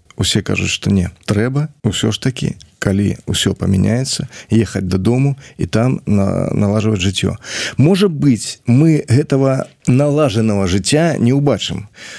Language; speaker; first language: Belarusian; non-native, local second language; Russian